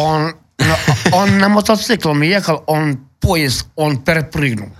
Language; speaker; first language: Russian; non-native, local second language; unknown